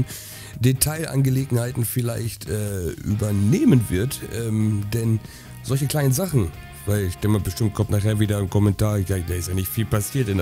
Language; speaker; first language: German; native; German